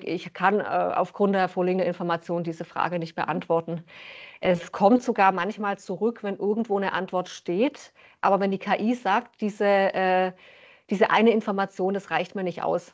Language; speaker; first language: German; native; German